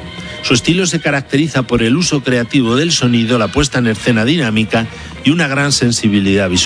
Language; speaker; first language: Spanish; native; Spanish